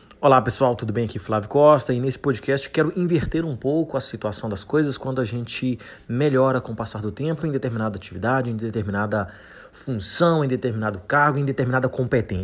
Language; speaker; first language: Portuguese; native; Portuguese